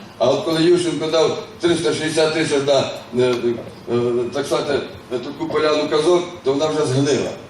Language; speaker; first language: Ukrainian; native; Ukrainian